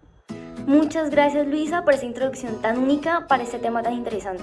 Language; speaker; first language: Spanish; native; Spanish